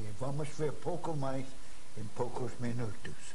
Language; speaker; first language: Portuguese; non-native, fluent; English